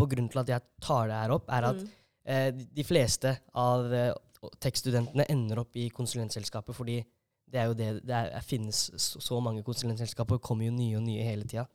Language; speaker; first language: Norwegian; native; Norwegian